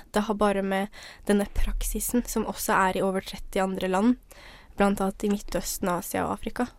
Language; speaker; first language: Norwegian; early bilingual, other home language; Somali